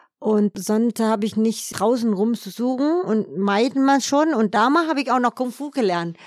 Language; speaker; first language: German; non-native, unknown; Vietnamese